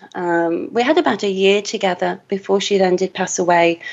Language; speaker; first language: English; native; English